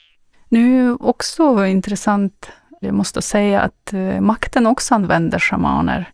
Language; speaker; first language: Swedish; non-native, learner; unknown